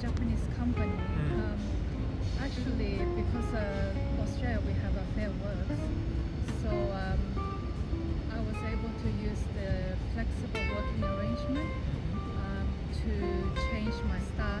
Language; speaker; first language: English; non-native, local second language; Japanese